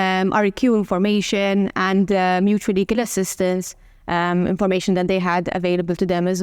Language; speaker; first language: English; non-native, local second language; Maltese